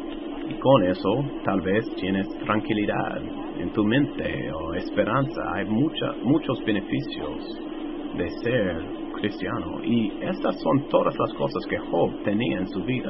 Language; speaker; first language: Spanish; non-native, fluent; English